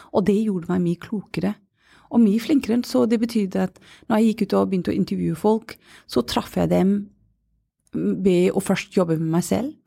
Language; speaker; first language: Norwegian; non-native, fluent; English